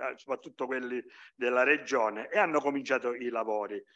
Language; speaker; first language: Italian; native; Italian